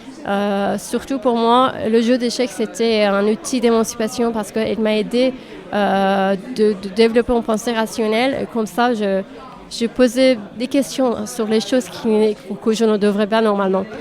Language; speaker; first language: French; non-native, fluent; Persian